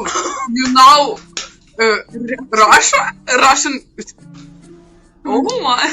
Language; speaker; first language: English; non-native, learner; Ukrainian